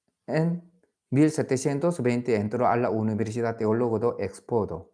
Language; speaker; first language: Spanish; non-native, fluent; Korean